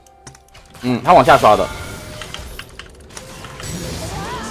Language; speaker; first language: Chinese; native; Chinese